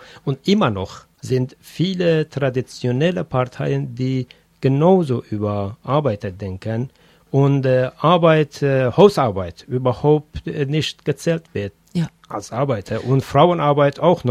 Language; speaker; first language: German; non-native, fluent; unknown